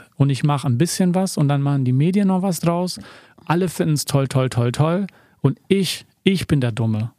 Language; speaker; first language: German; early bilingual, other home language; Serbian